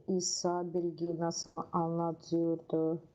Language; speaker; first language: Turkish; non-native, learner; Russian